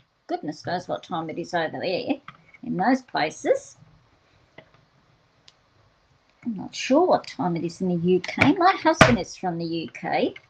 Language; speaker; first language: English; native; English